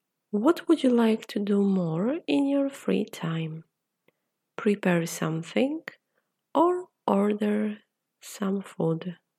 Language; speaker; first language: English; non-native, fluent; Polish